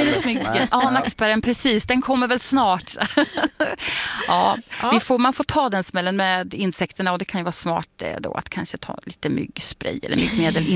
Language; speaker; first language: Swedish; native; Swedish